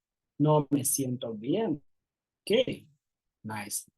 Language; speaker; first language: Spanish; non-native, learner; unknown